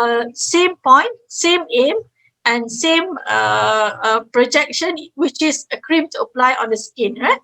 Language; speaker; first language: English; non-native, fluent; Malay